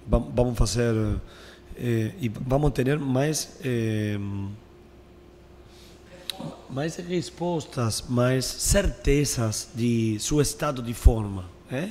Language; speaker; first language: Portuguese; non-native, learner; Spanish